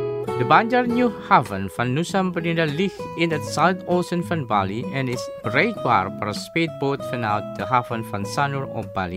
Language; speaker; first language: Dutch; non-native, fluent; Indonesian